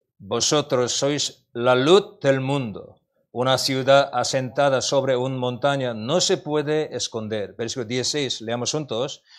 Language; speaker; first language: Spanish; non-native, learner; Korean